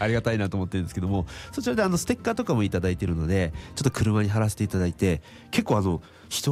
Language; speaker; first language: Japanese; native; Japanese